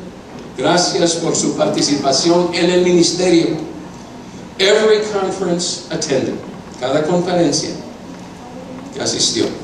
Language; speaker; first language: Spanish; non-native, fluent; English